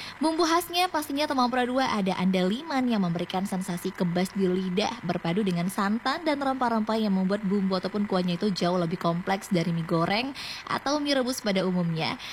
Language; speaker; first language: Indonesian; native; Indonesian